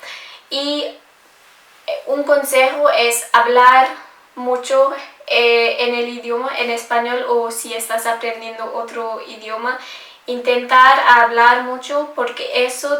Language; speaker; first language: Spanish; non-native, learner; English